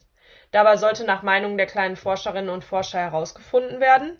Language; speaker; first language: German; native; German